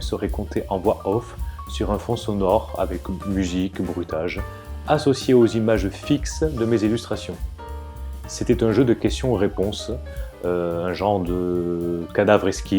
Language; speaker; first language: French; native; French